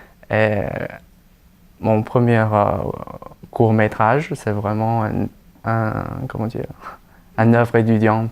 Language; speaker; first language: French; non-native, fluent; Chinese